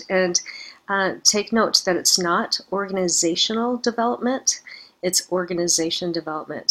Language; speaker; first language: English; native; English